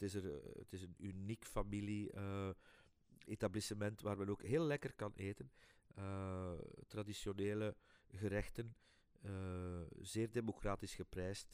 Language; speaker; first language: Dutch; native; Dutch